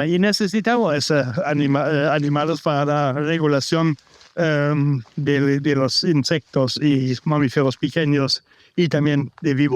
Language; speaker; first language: Spanish; non-native, learner; German